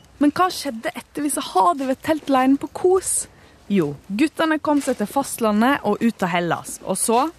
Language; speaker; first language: Norwegian; native; Norwegian